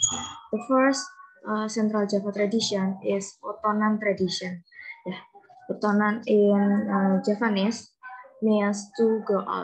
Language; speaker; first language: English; non-native, learner; Indonesian